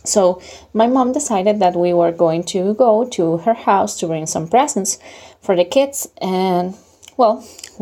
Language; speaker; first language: English; non-native, fluent; Spanish